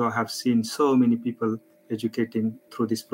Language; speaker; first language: English; non-native, local second language; Marathi